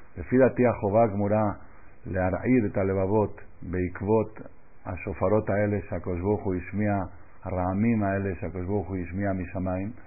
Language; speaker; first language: Hebrew; non-native, fluent; Spanish